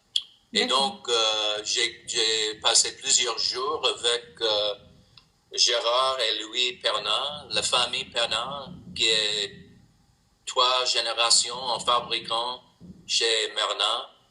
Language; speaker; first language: French; non-native, learner; English